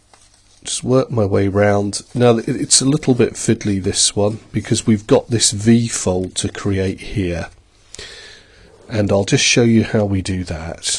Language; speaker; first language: English; native; English